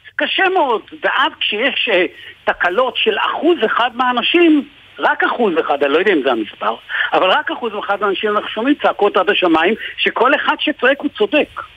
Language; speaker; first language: Hebrew; native; Hebrew